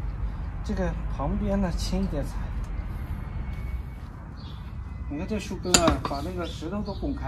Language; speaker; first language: Chinese; native; Chinese